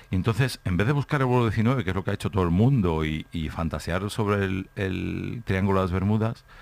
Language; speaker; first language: Spanish; native; Spanish